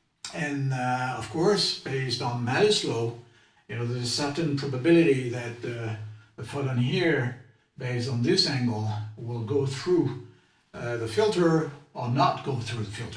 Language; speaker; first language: English; non-native, fluent; French